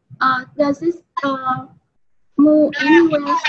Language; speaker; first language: English; non-native, learner; Vietnamese